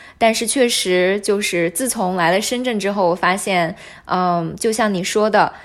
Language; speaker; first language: Chinese; native; Chinese